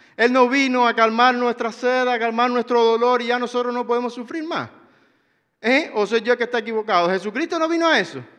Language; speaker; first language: Spanish; native; Spanish